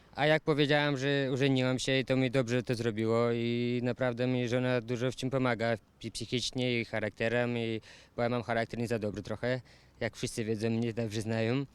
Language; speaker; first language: Polish; non-native, learner; Russian